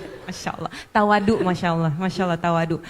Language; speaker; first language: Indonesian; native; Indonesian